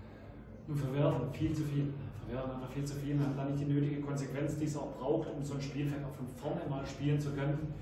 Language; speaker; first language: German; native; German